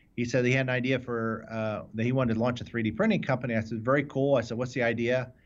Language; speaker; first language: English; native; English